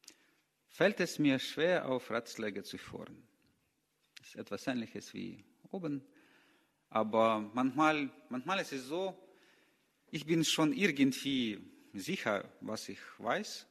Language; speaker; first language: German; non-native, learner; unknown